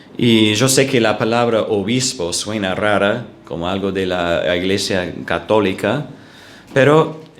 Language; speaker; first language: Spanish; non-native, fluent; English